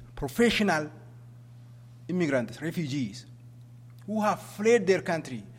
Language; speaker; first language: English; non-native, fluent; Amharic